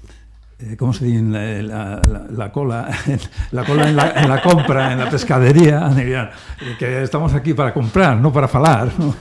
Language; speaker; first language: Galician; non-native, local second language; Spanish